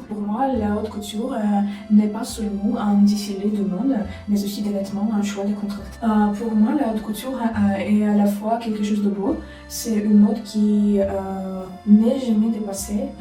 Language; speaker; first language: French; non-native, learner; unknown